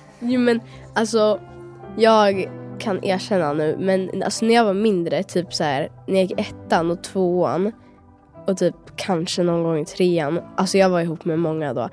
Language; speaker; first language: Swedish; native; Swedish